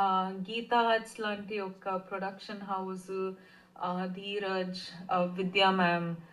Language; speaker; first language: Telugu; non-native, fluent; Kannada